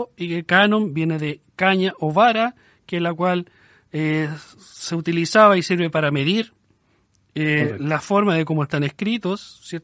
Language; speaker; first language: Spanish; native; Spanish